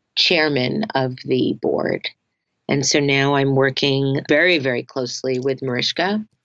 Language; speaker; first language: English; native; English